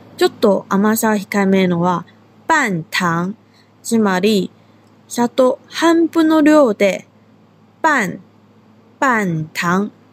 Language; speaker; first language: Japanese; non-native, fluent; Chinese